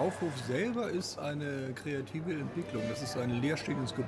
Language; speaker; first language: German; native; German